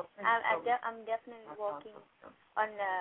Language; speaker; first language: English; non-native, fluent; French